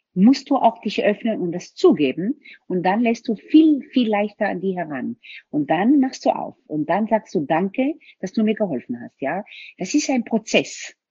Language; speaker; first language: German; non-native, fluent; Hebrew